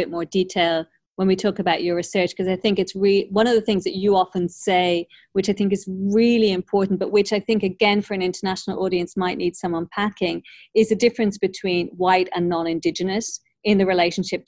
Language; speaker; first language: English; native; English